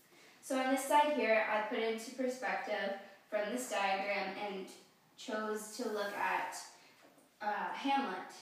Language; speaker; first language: English; native; English